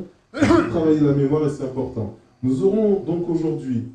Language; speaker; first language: French; native; French